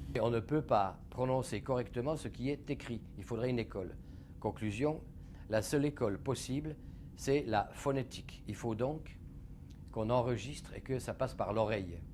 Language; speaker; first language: French; native; French